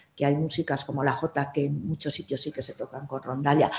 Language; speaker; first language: Spanish; native; Spanish